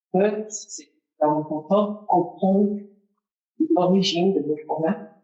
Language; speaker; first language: French; non-native, fluent; English